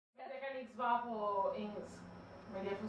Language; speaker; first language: Danish; non-native, learner; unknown